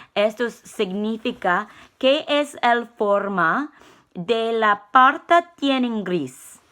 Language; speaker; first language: Spanish; non-native, learner; English